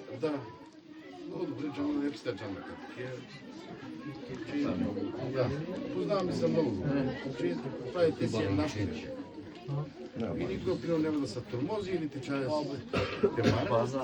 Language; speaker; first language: Bulgarian; non-native, local second language; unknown